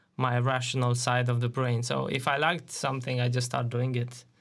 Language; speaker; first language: English; non-native, fluent; Romanian